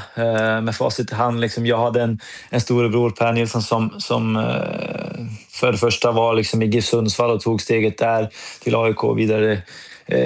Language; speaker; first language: Swedish; native; Swedish